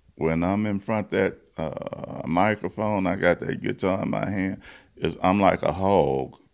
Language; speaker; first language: English; native; English